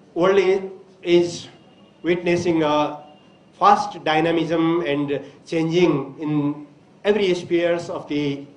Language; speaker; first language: English; non-native, local second language; Nepali